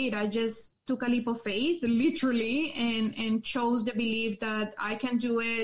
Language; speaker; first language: English; non-native, fluent; Spanish